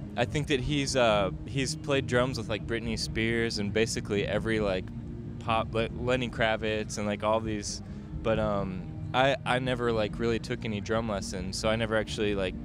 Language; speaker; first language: English; native; English